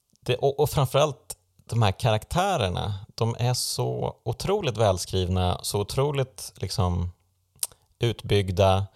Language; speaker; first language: Swedish; native; Swedish